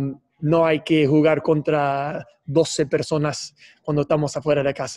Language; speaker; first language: Spanish; non-native, fluent; English